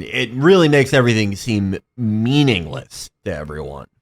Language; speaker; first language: English; native; English